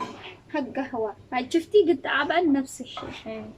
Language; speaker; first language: Arabic; non-native, learner; Amharic